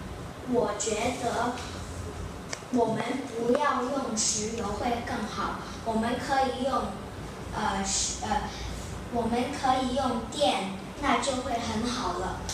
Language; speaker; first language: Chinese; non-native, local second language; Cantonese